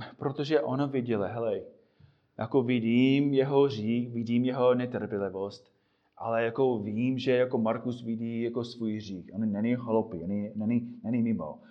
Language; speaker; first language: Czech; non-native, fluent; English